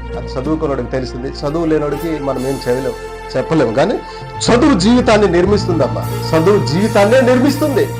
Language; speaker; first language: Telugu; non-native, local second language; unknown